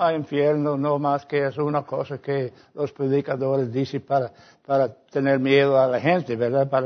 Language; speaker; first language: Spanish; non-native, fluent; English